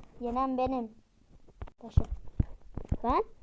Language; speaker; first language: Turkish; native; Turkish